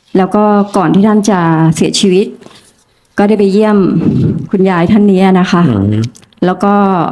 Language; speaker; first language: Thai; native; Thai